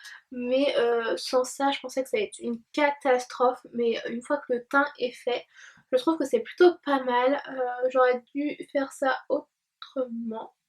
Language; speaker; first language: French; native; French